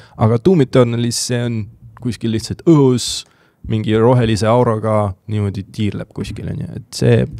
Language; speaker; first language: Estonian; non-native, local second language; Russian